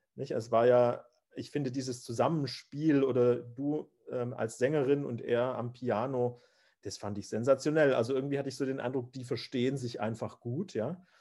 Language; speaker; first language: German; native; German